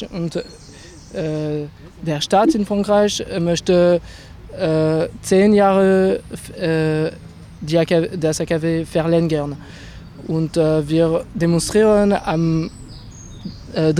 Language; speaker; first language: German; non-native, fluent; French